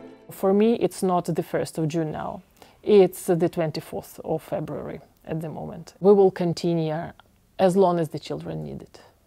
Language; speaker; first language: English; non-native, fluent; Ukrainian